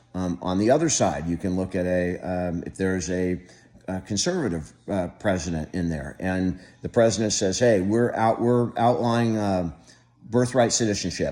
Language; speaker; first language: English; native; English